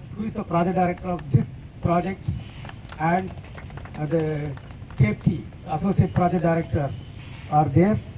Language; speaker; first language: English; non-native, local second language; Tamil